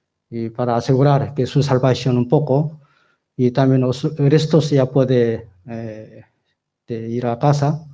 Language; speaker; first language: Spanish; non-native, learner; Korean